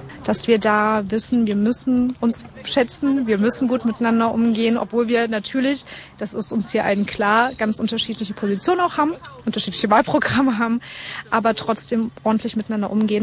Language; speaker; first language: German; native; German